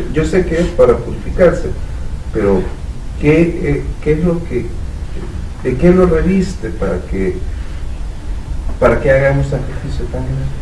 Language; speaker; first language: Spanish; native; Spanish